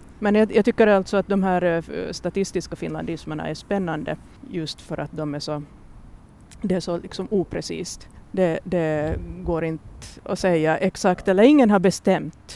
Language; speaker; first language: Swedish; native; Swedish